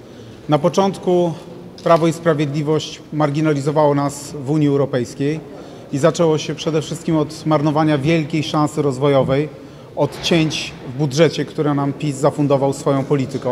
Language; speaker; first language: Polish; native; Polish